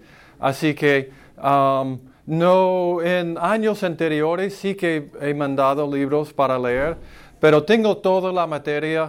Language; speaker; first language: Spanish; non-native, fluent; English